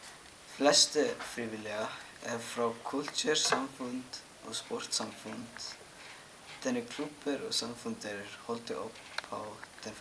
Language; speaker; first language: Danish; non-native, learner; Icelandic